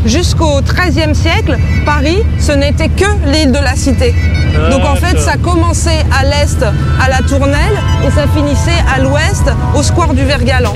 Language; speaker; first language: French; native; French